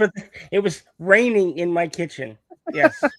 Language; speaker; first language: English; native; English